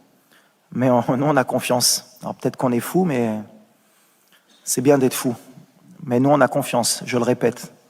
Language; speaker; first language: French; native; French